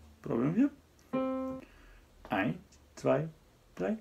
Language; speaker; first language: German; non-native, fluent; Japanese